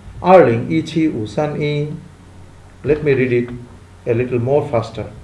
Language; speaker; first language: English; non-native, local second language; Bangla